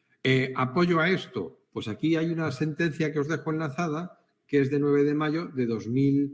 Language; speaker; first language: Spanish; native; Spanish